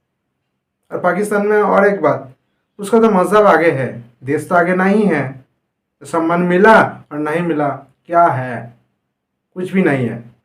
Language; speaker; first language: Hindi; non-native, fluent; Bangla